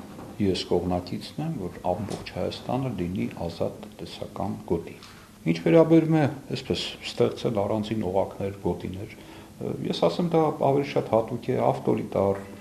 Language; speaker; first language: Armenian; native; Armenian